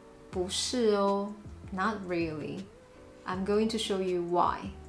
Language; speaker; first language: English; non-native, fluent; Chinese